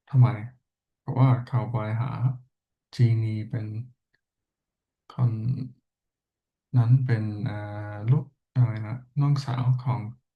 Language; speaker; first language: Thai; non-native, learner; English